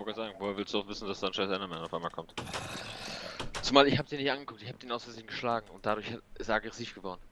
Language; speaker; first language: German; native; German